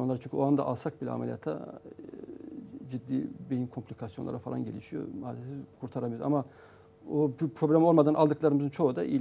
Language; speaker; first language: Turkish; native; Turkish